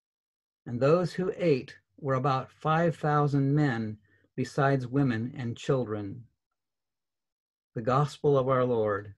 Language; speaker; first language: English; native; English